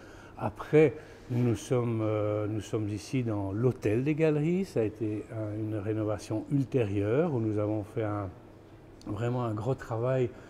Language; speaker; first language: French; native; French